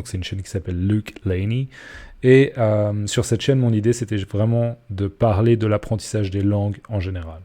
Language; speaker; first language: French; native; French